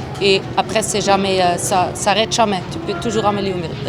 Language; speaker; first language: French; non-native, fluent; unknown